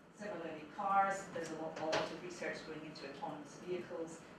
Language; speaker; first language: English; native; English